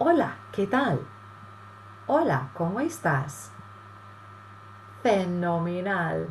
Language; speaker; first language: Spanish; non-native, fluent; English